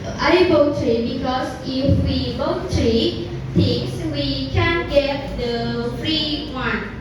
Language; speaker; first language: English; non-native, learner; Indonesian